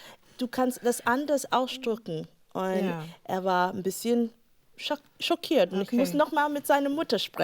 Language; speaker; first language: German; non-native, fluent; English